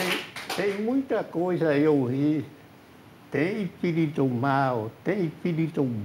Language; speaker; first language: Portuguese; non-native, local second language; Kayapó